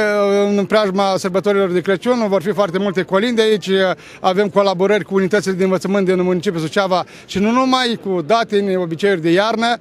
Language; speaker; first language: Romanian; native; Romanian